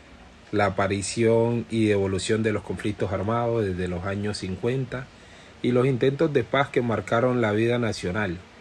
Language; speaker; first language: Spanish; native; Spanish